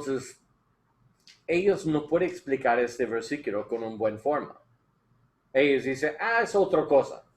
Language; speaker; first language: Spanish; non-native, learner; English